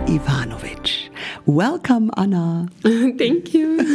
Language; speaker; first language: English; native; English